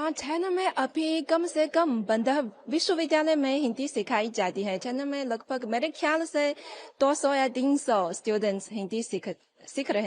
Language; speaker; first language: Hindi; non-native, fluent; Chinese